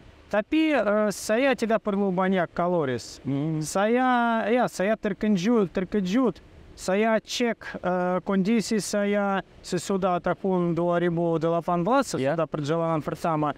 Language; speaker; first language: Indonesian; non-native, learner; Russian